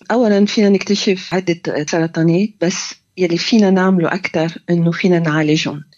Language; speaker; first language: Arabic; early bilingual, heritage; Arabic